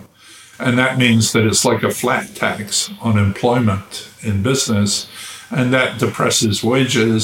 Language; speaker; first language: English; native; English